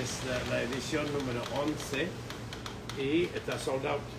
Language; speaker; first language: Spanish; non-native, fluent; English